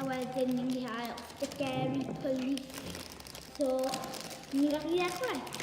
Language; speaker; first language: Welsh; non-native, local second language; English